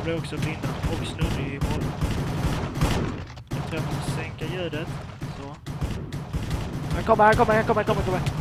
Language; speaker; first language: Swedish; native; Swedish